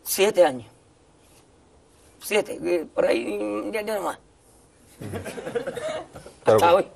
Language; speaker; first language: Spanish; native; Spanish